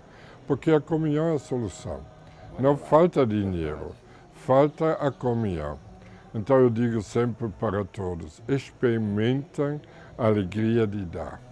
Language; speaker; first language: Portuguese; non-native, fluent; German